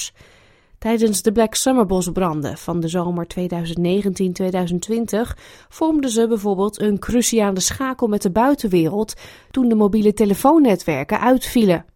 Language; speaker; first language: Dutch; native; Dutch